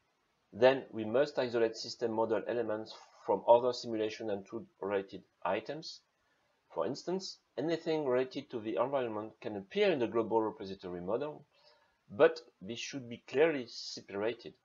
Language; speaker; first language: English; non-native, fluent; French